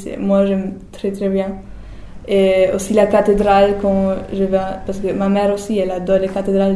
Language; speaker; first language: French; non-native, learner; German